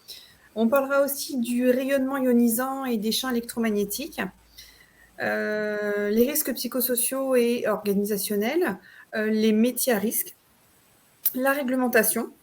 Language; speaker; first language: French; native; French